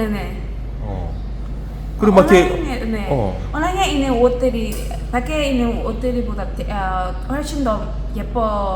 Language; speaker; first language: Korean; non-native, learner; Burmese